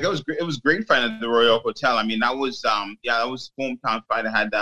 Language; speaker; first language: English; native; English